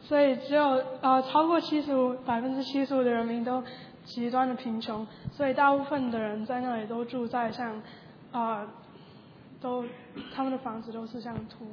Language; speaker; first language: Chinese; early bilingual, heritage; Chinese